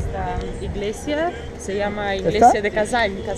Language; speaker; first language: Spanish; non-native, fluent; Russian